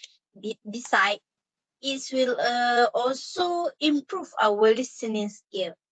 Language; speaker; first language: English; non-native, learner; Malay